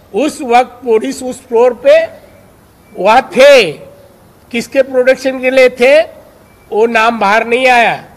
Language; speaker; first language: Hindi; non-native, local second language; Marathi